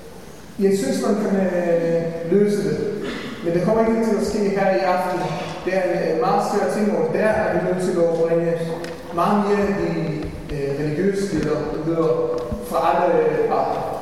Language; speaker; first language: Danish; non-native, fluent; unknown